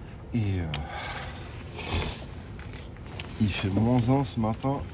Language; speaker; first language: French; native; French